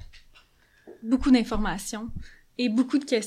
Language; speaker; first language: French; native; French